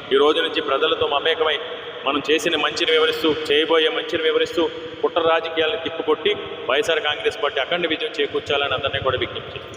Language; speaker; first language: Telugu; native; Telugu